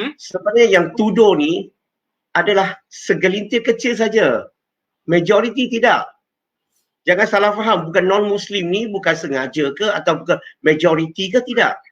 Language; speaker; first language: Malay; non-native, local second language; Chinese